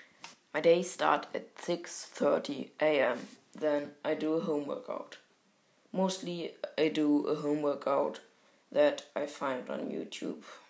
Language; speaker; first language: English; non-native, fluent; German